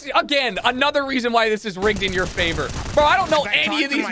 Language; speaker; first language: English; native; English